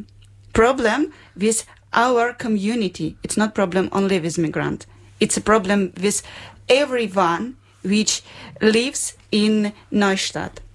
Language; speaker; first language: English; non-native, learner; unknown